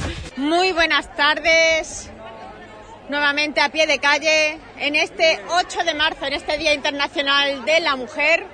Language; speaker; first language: Spanish; native; Spanish